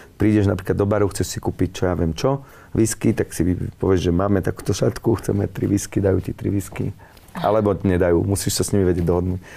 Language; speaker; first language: Slovak; native; Slovak